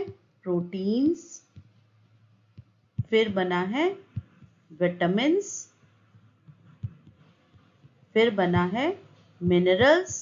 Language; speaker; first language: Hindi; native; Hindi